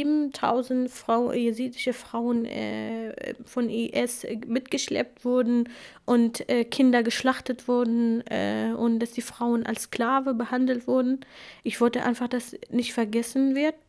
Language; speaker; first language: German; non-native, fluent; Kurdish